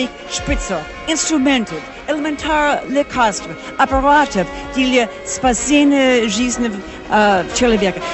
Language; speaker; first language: Russian; non-native, learner; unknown